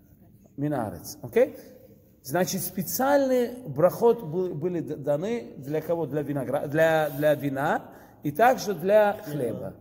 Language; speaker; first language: Russian; early bilingual, heritage; Russian